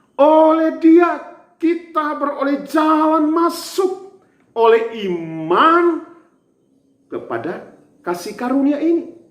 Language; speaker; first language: Indonesian; native; Indonesian